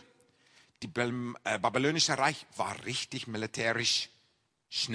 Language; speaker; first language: German; non-native, fluent; English